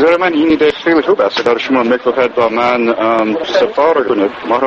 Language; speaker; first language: Persian; non-native, learner; English